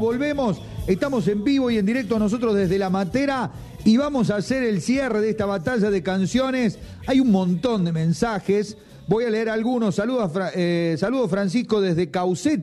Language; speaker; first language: Spanish; native; Spanish